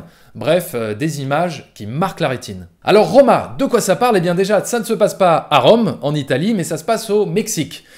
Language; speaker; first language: French; native; French